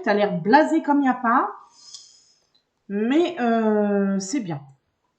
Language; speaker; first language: French; native; French